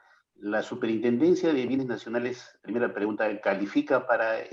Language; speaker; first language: Spanish; native; Spanish